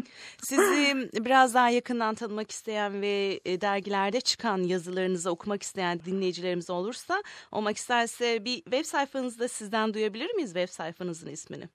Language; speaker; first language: Turkish; native; Turkish